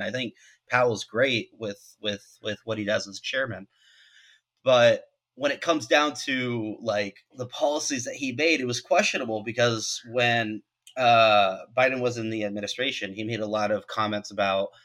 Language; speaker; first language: English; native; English